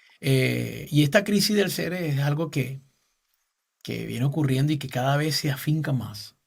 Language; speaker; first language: Spanish; native; Spanish